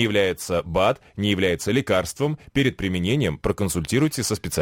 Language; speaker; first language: Russian; native; Russian